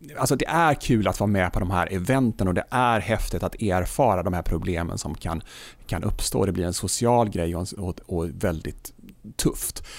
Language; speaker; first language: Swedish; native; Swedish